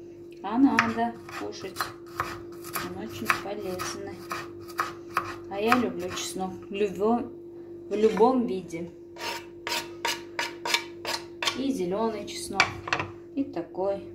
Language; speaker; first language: Russian; non-native, fluent; Turkmen